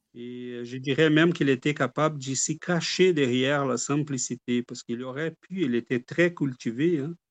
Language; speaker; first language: French; non-native, fluent; Portuguese